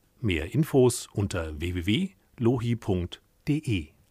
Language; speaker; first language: German; native; German